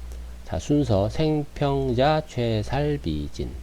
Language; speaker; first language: Korean; native; Korean